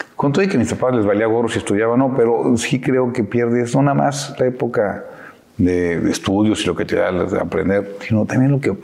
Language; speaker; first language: Spanish; native; Spanish